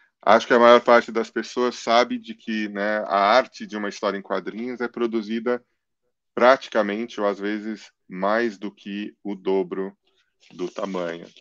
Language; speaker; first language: Portuguese; early bilingual, other home language; English